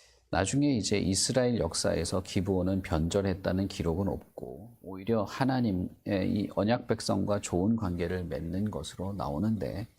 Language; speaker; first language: Korean; native; Korean